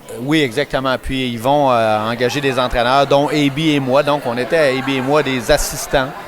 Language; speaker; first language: French; native; French